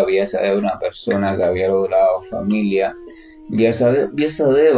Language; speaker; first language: Spanish; native; Spanish